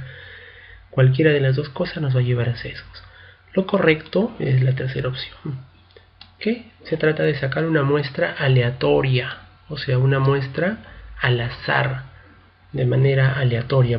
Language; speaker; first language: Spanish; native; Spanish